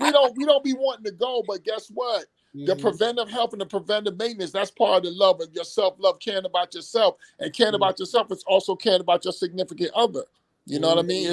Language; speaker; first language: English; native; English